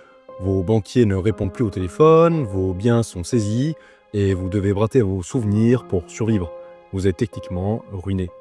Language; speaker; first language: French; native; French